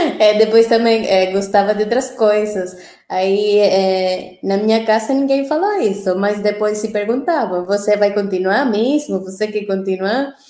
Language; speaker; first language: Portuguese; non-native, fluent; Spanish